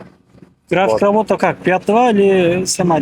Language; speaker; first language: Russian; non-native, local second language; Kyrgyz